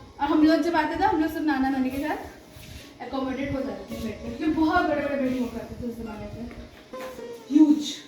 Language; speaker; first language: Hindi; non-native, local second language; Bangla